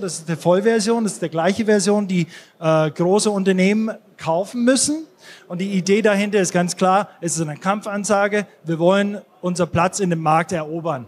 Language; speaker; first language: German; non-native, fluent; English